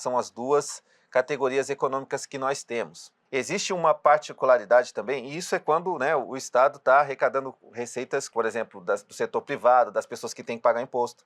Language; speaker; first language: Portuguese; native; Portuguese